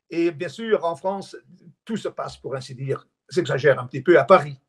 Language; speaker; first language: French; non-native, fluent; Dutch